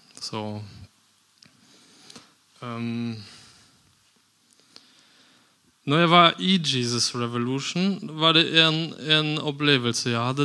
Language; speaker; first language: Norwegian; non-native, fluent; German